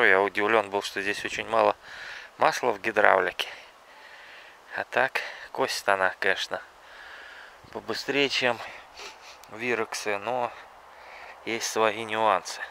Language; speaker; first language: Russian; native; Russian